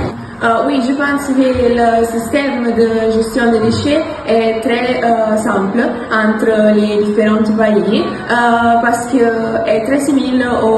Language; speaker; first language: French; non-native, learner; Italian